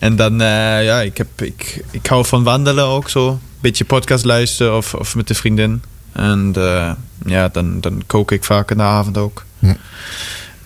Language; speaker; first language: Dutch; non-native, fluent; German